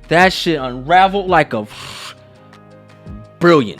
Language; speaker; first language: English; native; English